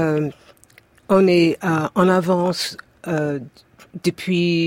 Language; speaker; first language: French; non-native, fluent; English